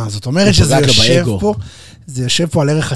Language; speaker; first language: Hebrew; native; Hebrew